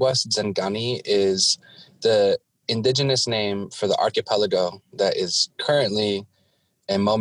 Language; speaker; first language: English; native; English